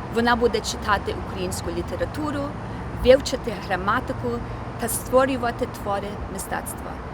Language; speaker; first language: Ukrainian; early bilingual, heritage; Ukrainian